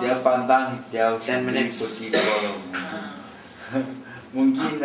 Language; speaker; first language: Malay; non-native, local second language; Chinese